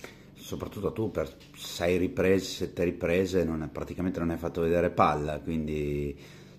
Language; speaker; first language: Italian; native; Italian